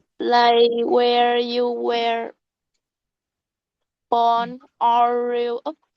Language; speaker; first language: English; non-native, learner; Vietnamese